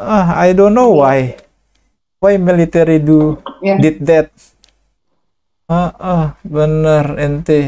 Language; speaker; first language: English; non-native, learner; Indonesian